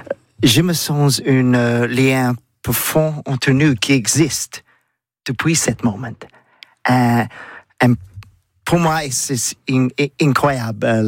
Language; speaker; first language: French; non-native, learner; English